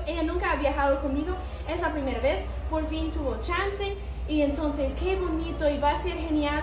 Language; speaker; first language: Spanish; non-native, fluent; English